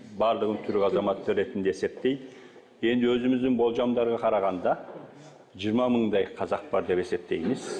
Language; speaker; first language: Kazakh; early bilingual, heritage; Kazakh